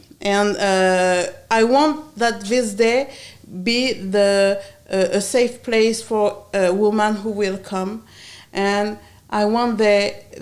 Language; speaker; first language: English; non-native, learner; French